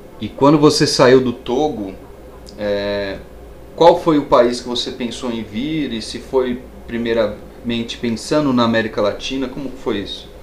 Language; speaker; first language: Portuguese; native; Portuguese